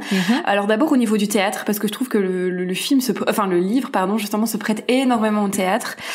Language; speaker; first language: French; native; French